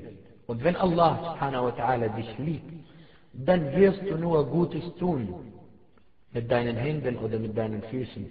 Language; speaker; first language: German; non-native, fluent; Arabic